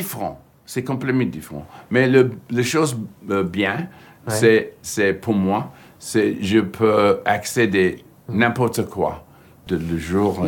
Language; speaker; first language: French; non-native, fluent; English